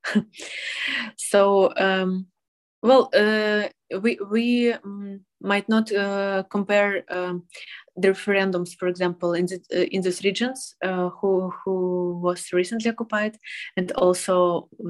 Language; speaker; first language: English; non-native, fluent; Ukrainian